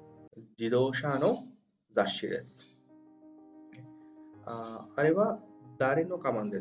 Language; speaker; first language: Japanese; non-native, fluent; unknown